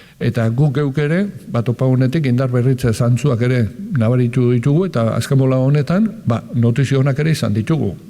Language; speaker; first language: Basque; native; Basque